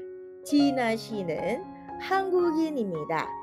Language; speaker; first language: Korean; non-native, fluent; Indonesian